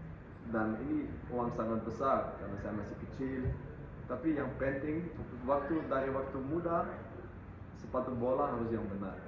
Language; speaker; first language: Indonesian; non-native, fluent; Dutch